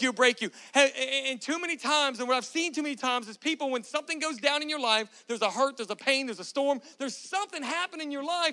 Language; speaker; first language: English; native; English